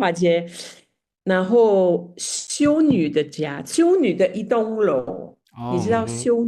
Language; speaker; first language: Chinese; non-native, fluent; French